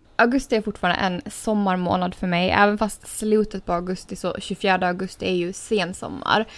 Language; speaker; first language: Swedish; native; Swedish